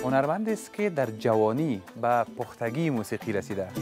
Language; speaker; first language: Persian; native; Persian